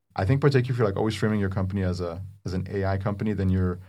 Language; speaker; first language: English; non-native, fluent; Arabic